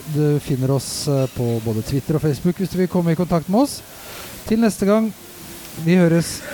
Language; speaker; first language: Norwegian; native; Norwegian